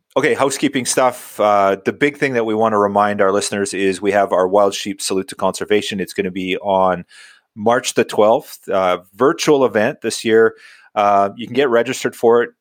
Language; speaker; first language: English; native; English